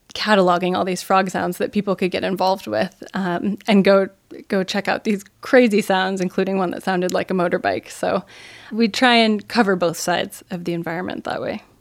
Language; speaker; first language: English; native; English